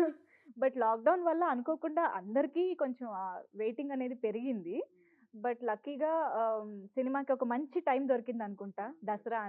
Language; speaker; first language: Telugu; native; Telugu